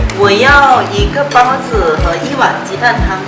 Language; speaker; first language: Chinese; non-native, learner; Thai